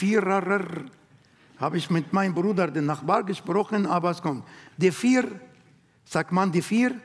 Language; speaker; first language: German; non-native, learner; Arabic